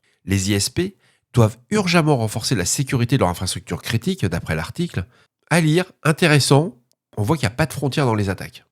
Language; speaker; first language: French; native; French